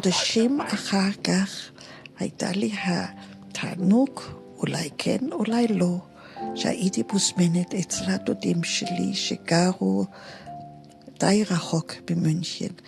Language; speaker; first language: Hebrew; non-native, fluent; German